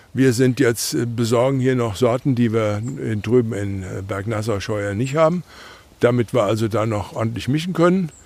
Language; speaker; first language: German; native; German